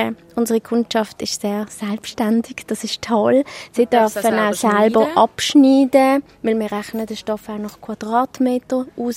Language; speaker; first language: German; native; German